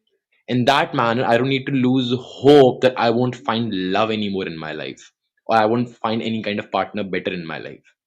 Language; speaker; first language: English; non-native, local second language; Hindi